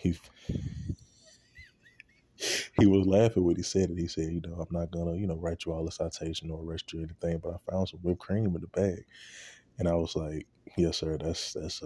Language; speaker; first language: English; native; English